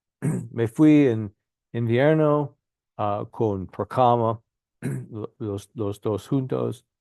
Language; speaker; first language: Spanish; non-native, learner; English